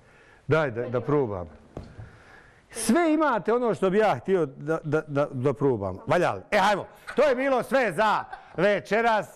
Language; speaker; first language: Bosnian; native; Bosnian